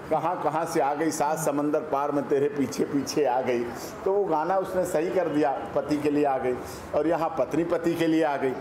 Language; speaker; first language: Hindi; native; Hindi